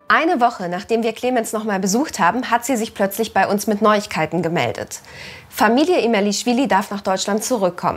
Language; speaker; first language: German; native; German